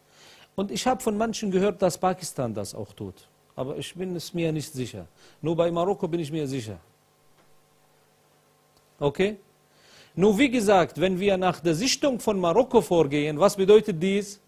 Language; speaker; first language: German; non-native, fluent; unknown